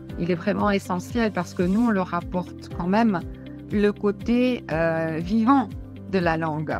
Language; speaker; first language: French; non-native, fluent; Spanish